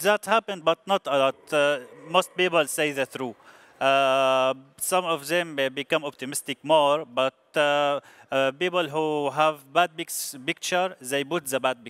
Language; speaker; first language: English; non-native, learner; Arabic